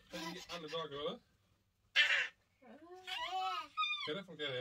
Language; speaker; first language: Norwegian; native; Norwegian